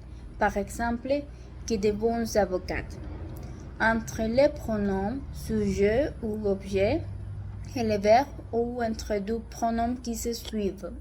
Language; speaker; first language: French; non-native, learner; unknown